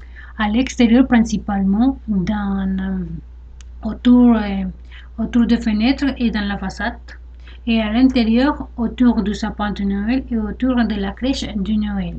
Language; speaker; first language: French; non-native, learner; Spanish